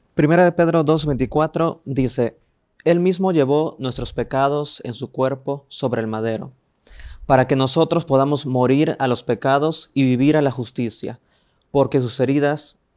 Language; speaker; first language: Spanish; native; Spanish